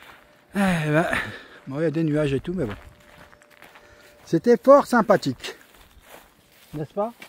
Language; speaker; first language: French; native; French